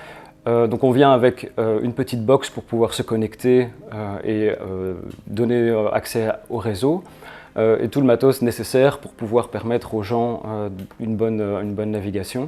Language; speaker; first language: French; native; French